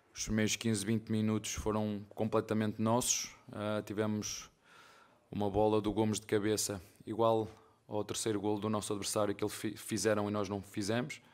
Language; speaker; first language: Portuguese; native; Portuguese